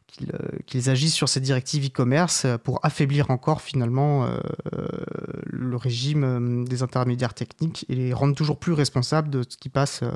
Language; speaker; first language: French; native; French